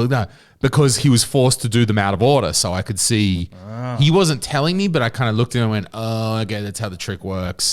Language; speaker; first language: English; native; English